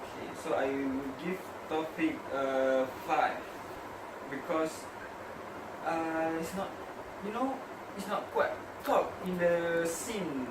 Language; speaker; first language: English; non-native, learner; Malay